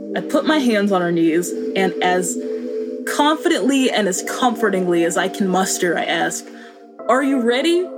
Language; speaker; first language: English; native; English